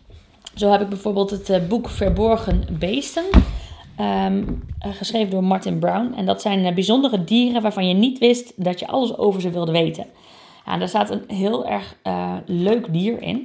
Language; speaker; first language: Dutch; native; Dutch